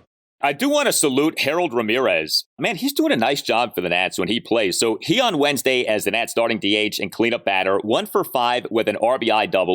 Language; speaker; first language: English; native; English